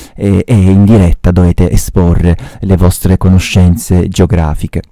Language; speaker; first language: Italian; native; Italian